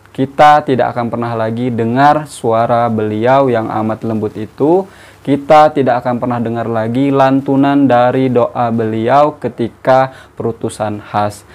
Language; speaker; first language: Indonesian; native; Indonesian